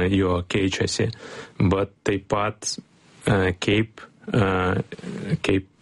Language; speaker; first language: Lithuanian; non-native, learner; Ukrainian